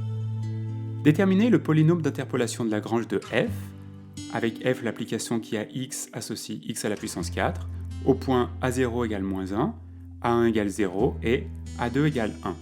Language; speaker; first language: French; native; French